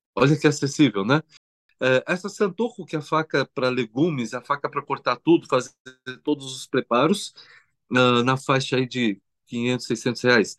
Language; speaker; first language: Portuguese; early bilingual, other home language; Korean